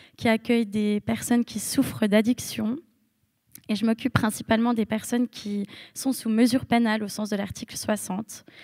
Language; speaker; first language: French; native; French